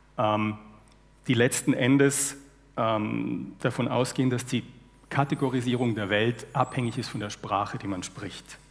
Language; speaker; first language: German; native; German